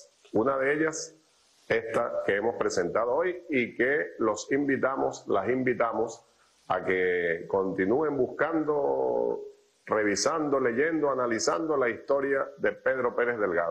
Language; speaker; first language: Spanish; native; Spanish